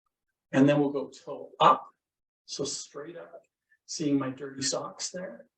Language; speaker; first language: English; native; English